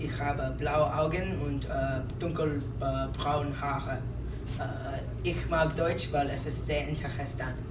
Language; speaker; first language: German; non-native, learner; English